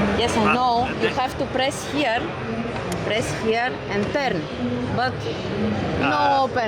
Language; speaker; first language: English; non-native, learner; Serbian